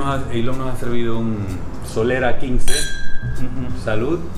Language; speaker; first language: Spanish; native; Spanish